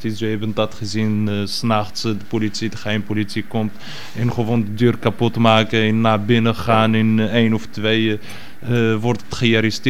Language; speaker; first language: Dutch; non-native, fluent; Arabic